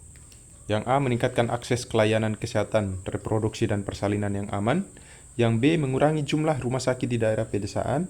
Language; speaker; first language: Indonesian; native; Indonesian